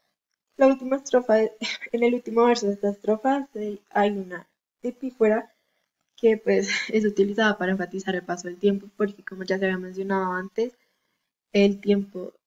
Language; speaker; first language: Spanish; native; Spanish